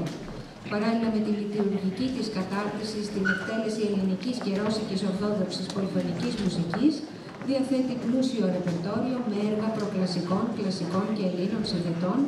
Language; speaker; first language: Greek; native; Greek